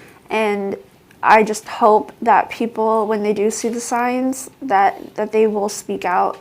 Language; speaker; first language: English; native; English